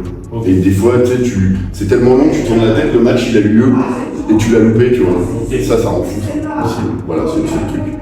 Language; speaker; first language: French; native; French